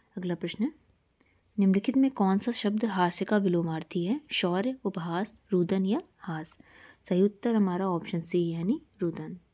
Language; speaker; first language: Hindi; native; Hindi